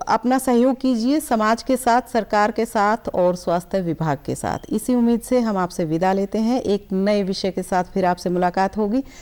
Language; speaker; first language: Hindi; native; Hindi